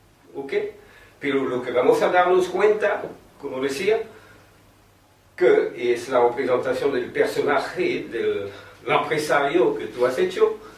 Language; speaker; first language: Spanish; non-native, fluent; French